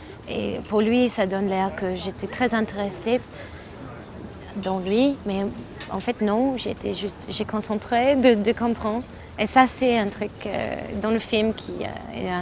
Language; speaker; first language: French; non-native, learner; English